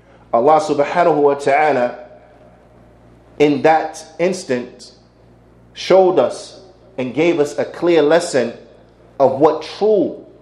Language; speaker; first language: English; native; English